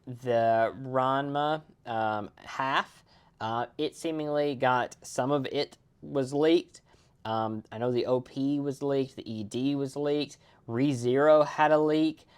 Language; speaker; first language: English; native; English